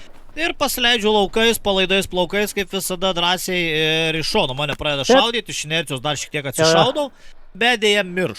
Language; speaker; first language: Lithuanian; native; Lithuanian